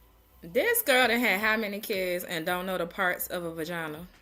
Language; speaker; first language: English; native; English